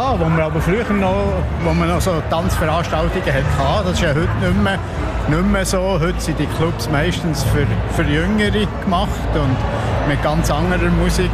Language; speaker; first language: German; native; German